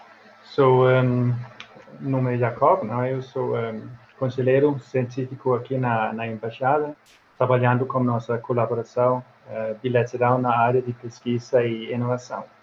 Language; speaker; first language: Portuguese; non-native, fluent; Swedish